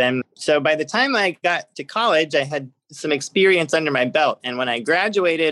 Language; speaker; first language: English; native; English